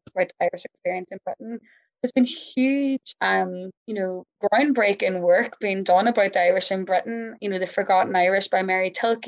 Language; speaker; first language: English; native; English